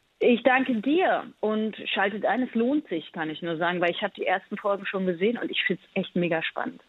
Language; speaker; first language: German; early bilingual, other home language; Persian